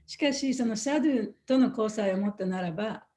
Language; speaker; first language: Japanese; native; Japanese